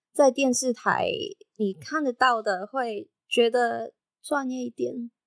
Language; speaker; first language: Chinese; non-native, local second language; Cantonese